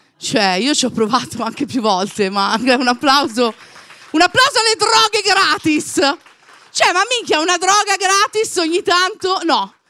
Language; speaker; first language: Italian; native; Italian